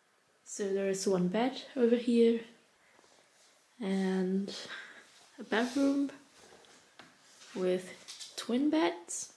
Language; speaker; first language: English; non-native, fluent; Indonesian